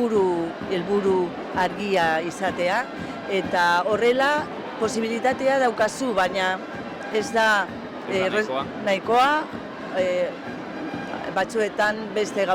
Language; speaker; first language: Basque; non-native, local second language; Spanish